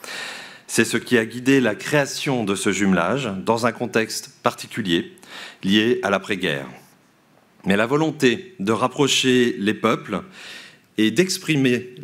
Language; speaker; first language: French; native; French